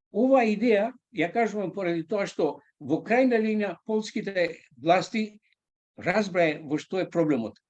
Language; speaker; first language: Macedonian; native; Macedonian